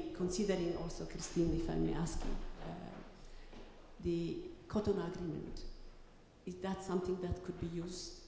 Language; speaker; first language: English; non-native, fluent; Tigrinya